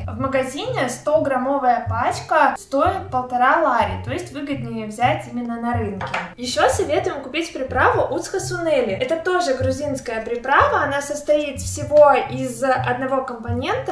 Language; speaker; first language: Russian; native; Russian